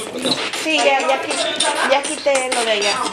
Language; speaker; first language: Spanish; native; Spanish